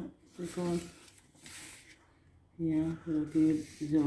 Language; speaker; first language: French; non-native, local second language; Arabic